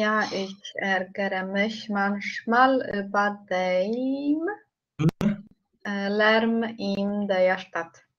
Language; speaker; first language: German; non-native, learner; Polish